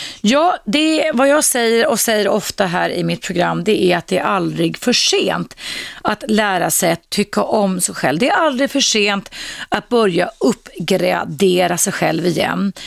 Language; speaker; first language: Swedish; native; Swedish